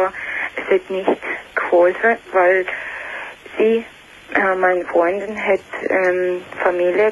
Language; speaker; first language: German; non-native, learner; Russian